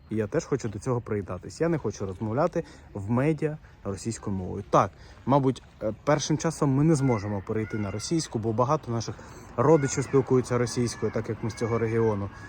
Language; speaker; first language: Ukrainian; non-native, local second language; Russian